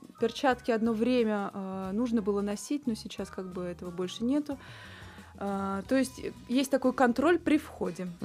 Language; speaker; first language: Russian; early bilingual, heritage; Russian